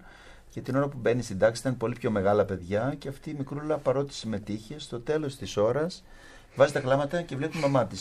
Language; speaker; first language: Greek; native; Greek